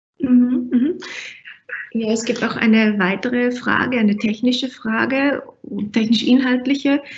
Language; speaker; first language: German; native; German